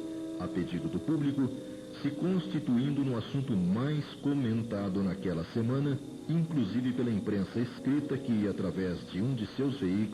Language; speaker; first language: Portuguese; native; Portuguese